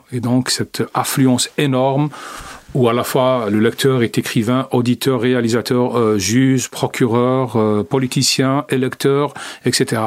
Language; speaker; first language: French; non-native, local second language; Arabic